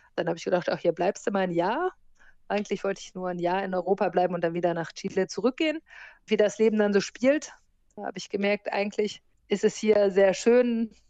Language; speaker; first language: German; native; German